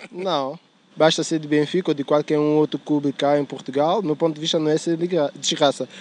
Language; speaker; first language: Portuguese; non-native, local second language; French